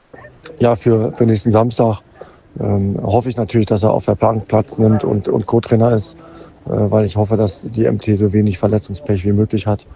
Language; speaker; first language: German; native; German